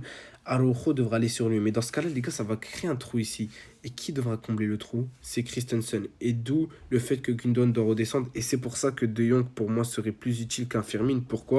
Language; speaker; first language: French; native; French